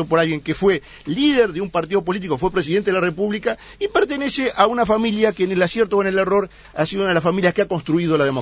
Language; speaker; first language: Spanish; native; Spanish